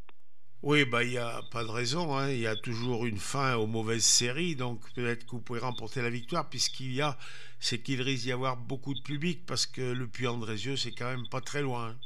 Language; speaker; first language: French; native; French